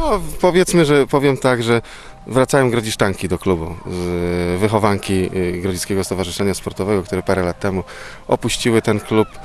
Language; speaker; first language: Polish; native; Polish